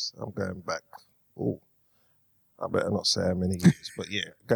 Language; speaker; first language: English; native; English